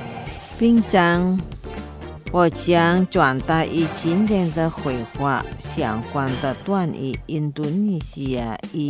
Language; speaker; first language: Chinese; non-native, fluent; Indonesian